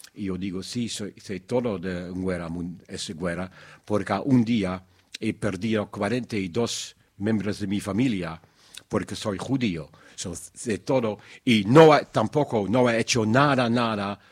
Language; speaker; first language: Spanish; non-native, fluent; Dutch